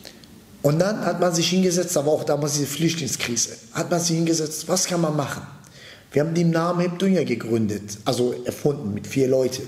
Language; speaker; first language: German; early bilingual, other home language; Turkish